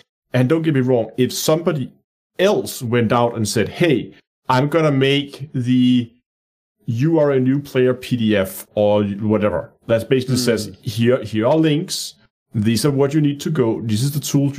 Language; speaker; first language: English; non-native, fluent; Danish